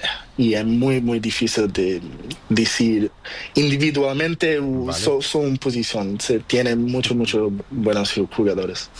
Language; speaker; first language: Spanish; non-native, learner; Portuguese